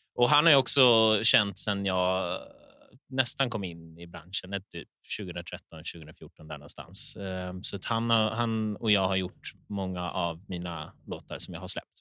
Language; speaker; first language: Swedish; native; Swedish